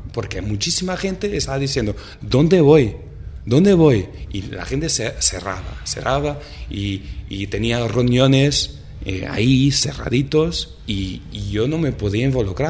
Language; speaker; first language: Spanish; non-native, fluent; Portuguese